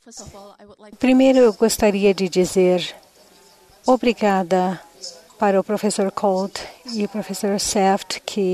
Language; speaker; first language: Portuguese; non-native, fluent; Indonesian